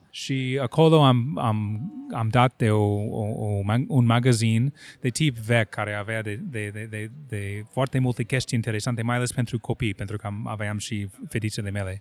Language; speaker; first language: Romanian; non-native, fluent; English